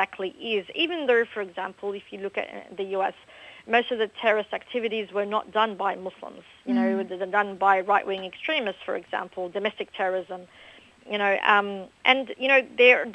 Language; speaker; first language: English; native; English